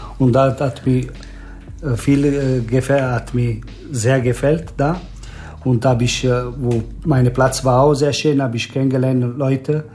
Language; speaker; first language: German; non-native, learner; Turkish